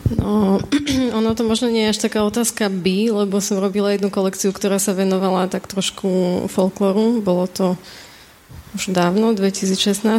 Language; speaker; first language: Slovak; native; Slovak